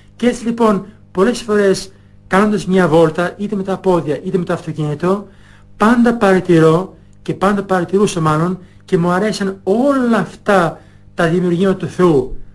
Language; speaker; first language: Greek; non-native, fluent; Albanian